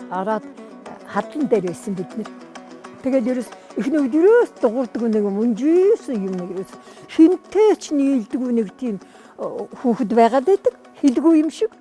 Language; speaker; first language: Mongolian; native; Mongolian